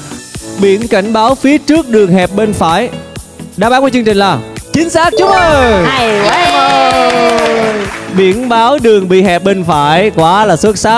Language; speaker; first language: Vietnamese; native; Vietnamese